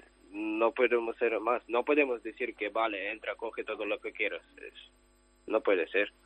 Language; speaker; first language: Spanish; non-native, learner; Ukrainian